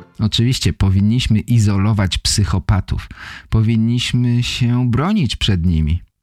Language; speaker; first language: Polish; native; Polish